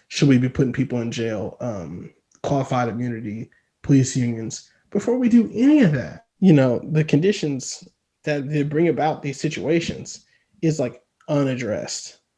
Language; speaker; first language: English; native; English